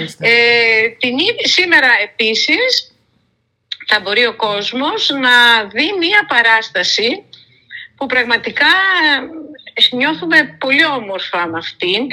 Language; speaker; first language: Greek; native; Greek